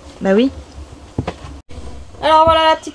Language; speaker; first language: French; native; French